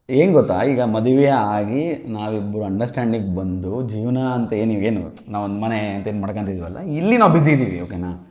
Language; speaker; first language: Kannada; native; Kannada